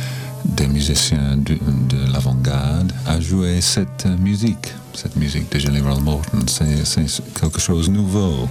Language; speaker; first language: French; non-native, learner; English